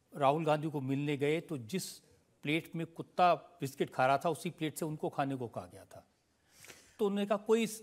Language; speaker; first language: Hindi; native; Hindi